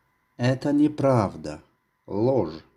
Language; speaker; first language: Russian; non-native, local second language; Tajik